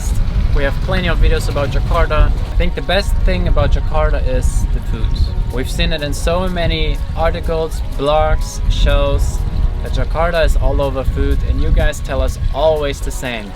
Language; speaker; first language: English; non-native, fluent; German